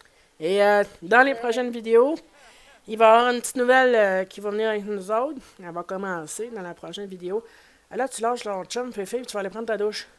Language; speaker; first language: French; native; French